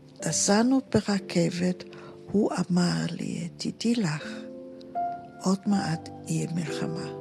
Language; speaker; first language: Hebrew; non-native, fluent; German